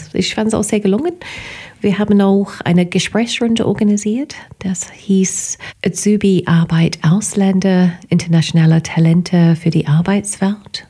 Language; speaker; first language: German; non-native, fluent; English